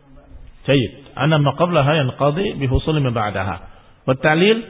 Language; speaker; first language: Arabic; non-native, fluent; Indonesian